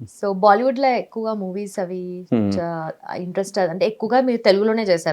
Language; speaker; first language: Telugu; native; Telugu